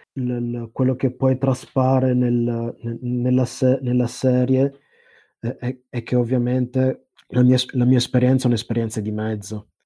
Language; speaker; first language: Italian; early bilingual, other home language; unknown